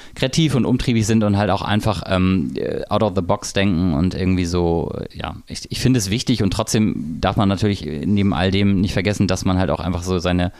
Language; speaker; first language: German; native; German